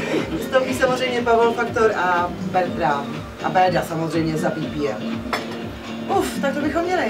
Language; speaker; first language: Czech; native; Czech